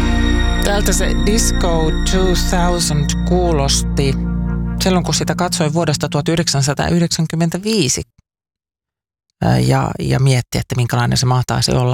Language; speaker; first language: Finnish; native; Finnish